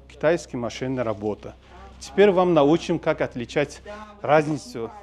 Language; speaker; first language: Russian; non-native, local second language; Tajik